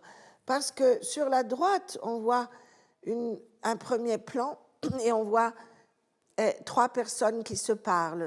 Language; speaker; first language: French; non-native, fluent; Italian